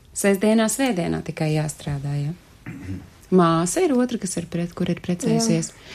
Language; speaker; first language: Latvian; native; Latvian